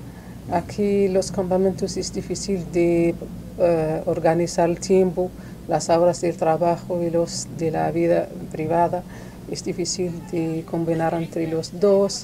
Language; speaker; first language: Spanish; non-native, local second language; Arabic